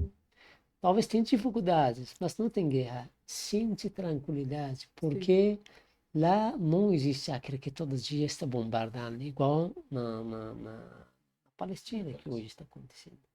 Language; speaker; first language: Portuguese; non-native, learner; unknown